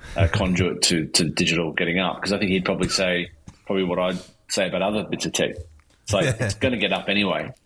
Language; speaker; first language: English; native; English